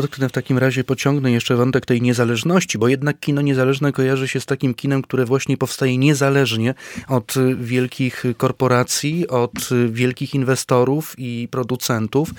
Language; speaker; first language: Polish; native; Polish